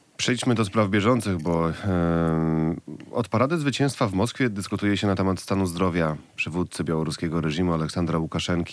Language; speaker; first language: Polish; native; Polish